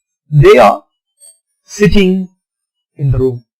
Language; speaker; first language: English; non-native, local second language; Tamil